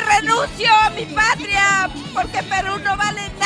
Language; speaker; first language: Spanish; non-native, fluent; English